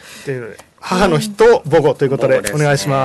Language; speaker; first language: Japanese; native; Japanese